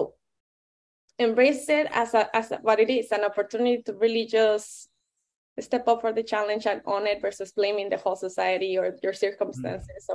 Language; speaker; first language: English; non-native, fluent; Spanish